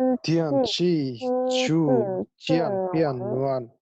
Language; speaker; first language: Chinese; non-native, learner; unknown